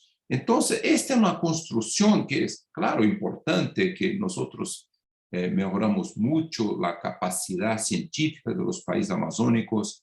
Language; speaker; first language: Spanish; non-native, fluent; Portuguese